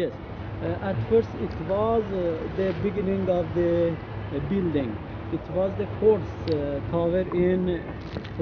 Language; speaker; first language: English; non-native, learner; Persian